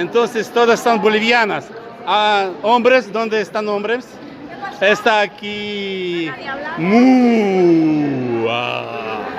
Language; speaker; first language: Spanish; non-native, learner; Ukrainian